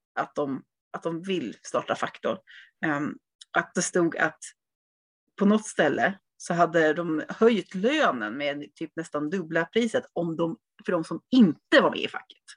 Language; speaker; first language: Swedish; native; Swedish